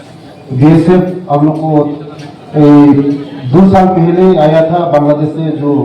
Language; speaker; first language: Hindi; non-native, local second language; Kok Borok